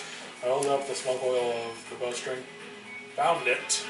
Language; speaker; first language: English; native; English